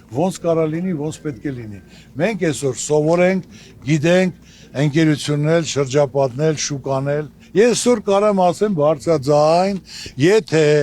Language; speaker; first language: Armenian; native; Armenian